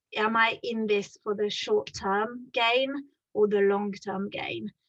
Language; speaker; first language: English; non-native, fluent; French